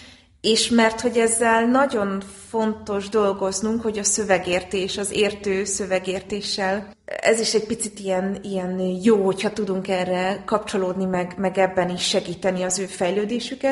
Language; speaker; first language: Hungarian; native; Hungarian